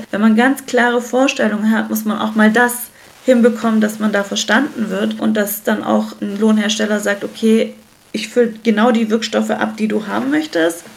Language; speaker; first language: German; early bilingual, other home language; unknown